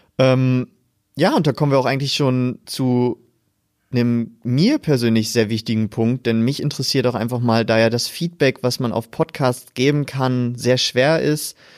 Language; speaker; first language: German; native; German